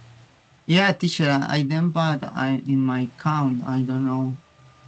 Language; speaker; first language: English; non-native, learner; Spanish